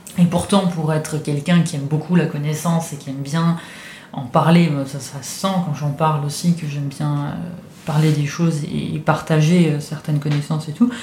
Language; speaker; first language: French; non-native, fluent; Italian